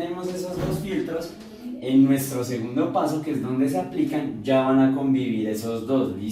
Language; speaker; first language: Spanish; native; Spanish